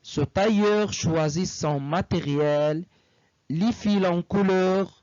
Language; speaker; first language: French; non-native, local second language; Arabic